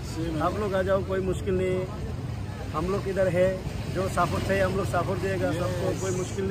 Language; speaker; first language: Hindi; non-native, learner; Bangla